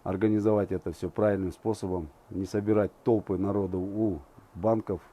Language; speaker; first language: Russian; non-native, local second language; Kazakh